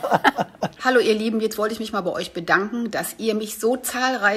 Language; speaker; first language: German; native; German